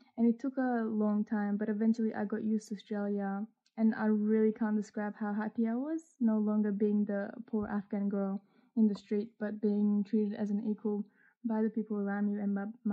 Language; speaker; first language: English; early bilingual, other home language; Persian